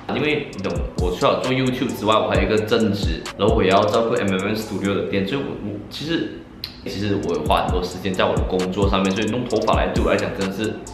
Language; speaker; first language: Chinese; native; Chinese